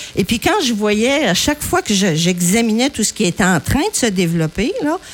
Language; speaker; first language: French; native; French